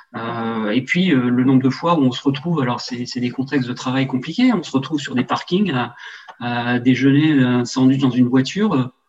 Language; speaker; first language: French; native; French